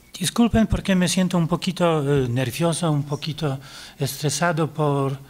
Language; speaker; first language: Spanish; non-native, fluent; Polish